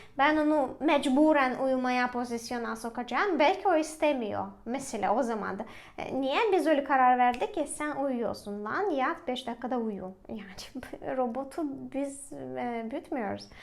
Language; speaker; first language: Turkish; non-native, fluent; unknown